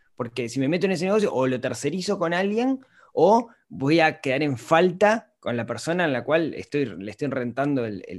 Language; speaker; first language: Spanish; native; Spanish